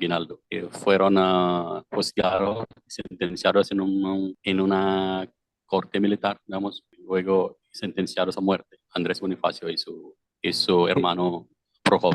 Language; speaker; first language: Spanish; non-native, fluent; Filipino